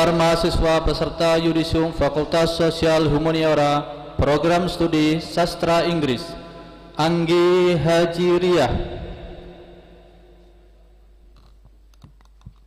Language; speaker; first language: Indonesian; native; Indonesian